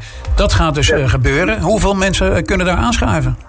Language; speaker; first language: Dutch; native; Dutch